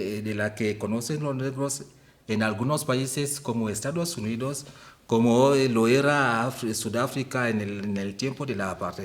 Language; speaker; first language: Spanish; non-native, fluent; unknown